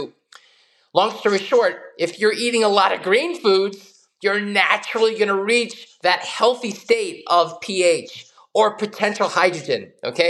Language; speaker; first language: English; native; English